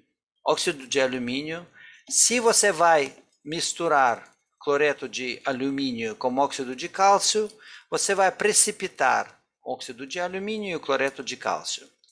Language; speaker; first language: Portuguese; non-native, fluent; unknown